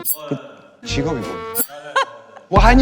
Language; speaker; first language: Korean; early bilingual, heritage; English